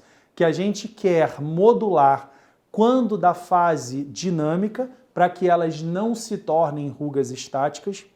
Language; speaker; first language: Portuguese; native; Portuguese